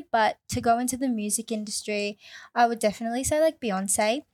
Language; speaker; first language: English; early bilingual, other home language; Filipino